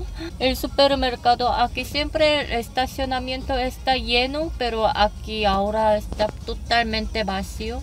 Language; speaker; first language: Spanish; non-native, fluent; Korean